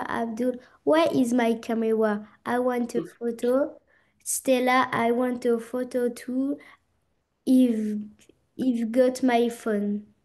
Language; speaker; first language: English; non-native, learner; French